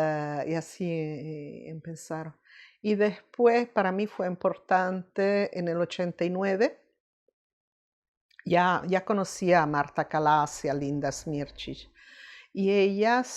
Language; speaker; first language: Spanish; non-native, fluent; Italian